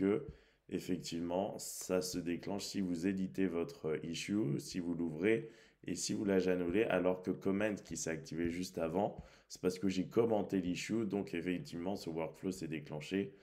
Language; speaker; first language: French; native; French